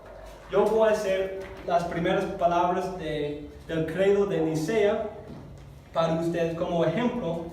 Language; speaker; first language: Spanish; non-native, fluent; English